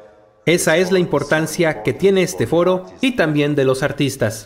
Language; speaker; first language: Spanish; non-native, fluent; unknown